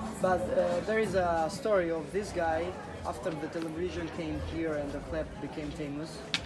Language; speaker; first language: English; non-native, fluent; Italian